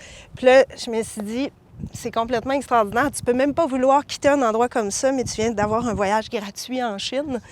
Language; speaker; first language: French; native; French